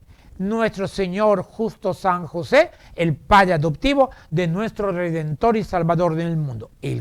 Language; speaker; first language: Spanish; native; Spanish